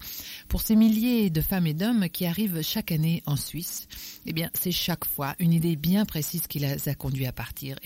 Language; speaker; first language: French; native; French